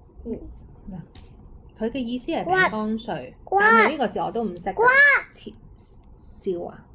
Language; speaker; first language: Chinese; non-native, local second language; Cantonese